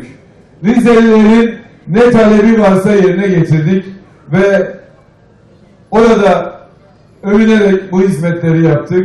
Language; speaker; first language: Turkish; native; Turkish